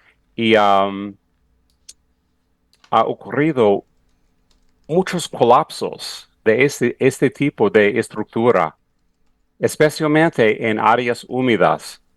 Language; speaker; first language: Spanish; non-native, fluent; English